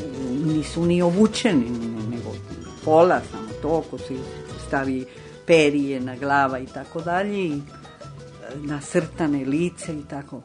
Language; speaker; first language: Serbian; non-native, fluent; Spanish